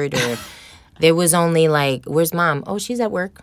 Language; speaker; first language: English; native; English